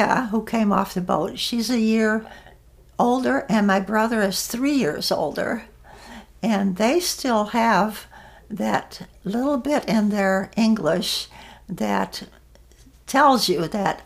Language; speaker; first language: English; non-native, fluent; Dutch